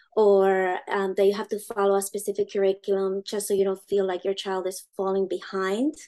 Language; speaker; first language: English; early bilingual, other home language; Spanish